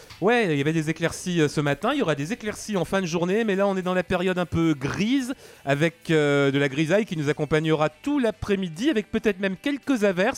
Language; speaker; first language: French; native; French